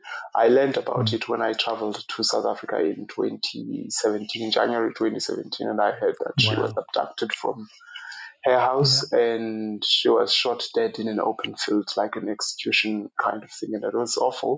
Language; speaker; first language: English; non-native, local second language; Xhosa